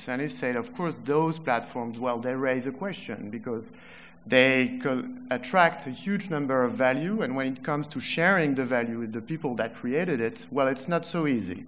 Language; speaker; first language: English; non-native, fluent; French